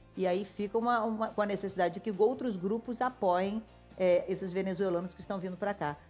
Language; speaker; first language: Portuguese; native; Portuguese